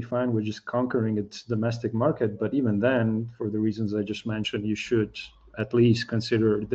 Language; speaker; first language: English; non-native, fluent; Slovak